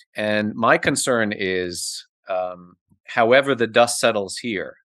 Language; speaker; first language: English; native; English